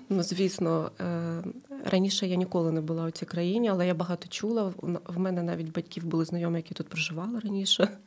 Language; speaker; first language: Ukrainian; native; Ukrainian